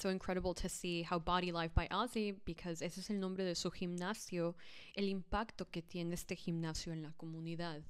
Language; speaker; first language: Spanish; early bilingual, heritage; Spanish